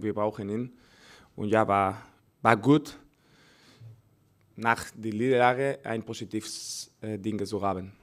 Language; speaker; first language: German; non-native, learner; Spanish